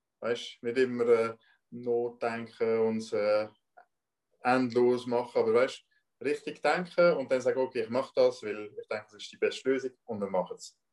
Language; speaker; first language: German; non-native, local second language; French